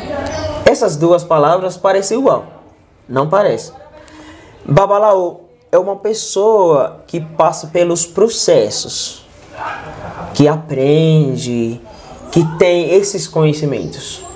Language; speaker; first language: Portuguese; non-native, learner; Yoruba